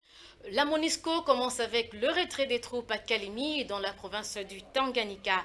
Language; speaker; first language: French; native; French